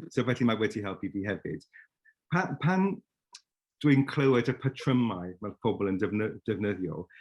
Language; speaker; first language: Welsh; non-native, fluent; English